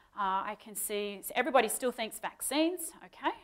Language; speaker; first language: English; native; English